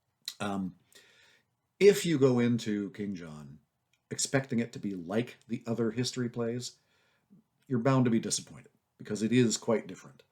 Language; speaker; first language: English; native; English